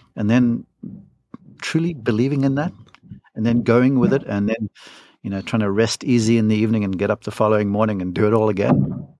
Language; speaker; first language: English; native; English